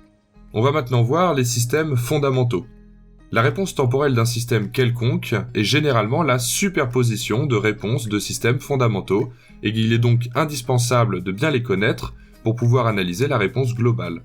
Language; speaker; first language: French; native; French